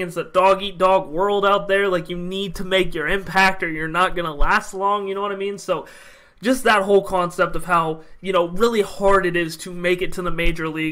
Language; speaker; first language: English; native; English